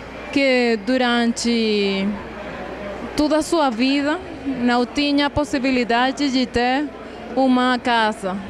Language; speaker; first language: Portuguese; non-native, fluent; Spanish